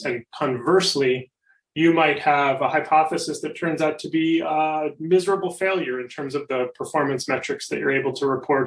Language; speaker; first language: English; native; English